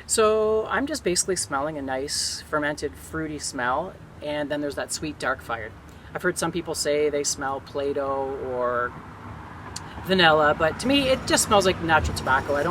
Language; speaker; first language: English; native; English